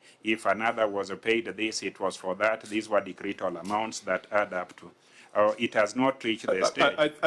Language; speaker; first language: English; non-native, local second language; Luo (Kenya and Tanzania)